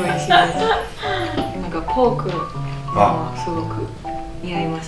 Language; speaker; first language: Japanese; non-native, fluent; English